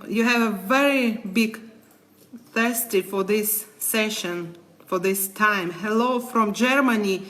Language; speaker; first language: English; non-native, learner; Ukrainian